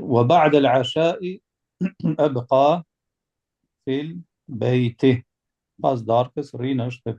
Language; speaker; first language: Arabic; non-native, fluent; Albanian